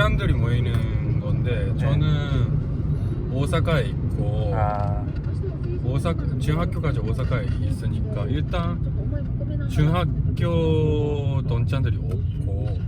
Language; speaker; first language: Korean; non-native, fluent; Japanese